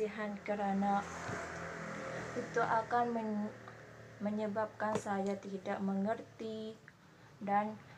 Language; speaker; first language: Indonesian; non-native, learner; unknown